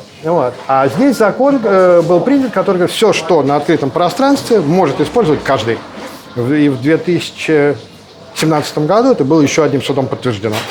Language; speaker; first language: Russian; non-native, fluent; German